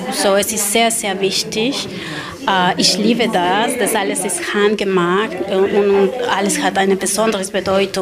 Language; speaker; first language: German; non-native, learner; Spanish